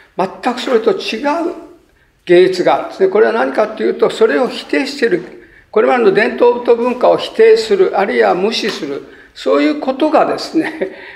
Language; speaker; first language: Japanese; native; Japanese